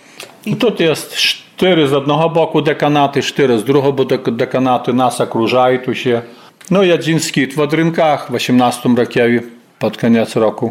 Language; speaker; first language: Polish; non-native, local second language; Ukrainian